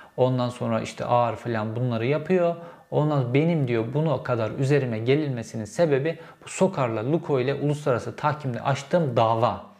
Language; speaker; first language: Turkish; native; Turkish